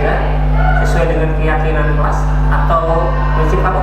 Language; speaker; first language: Indonesian; native; Indonesian